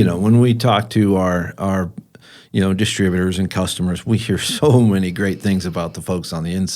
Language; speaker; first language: English; native; English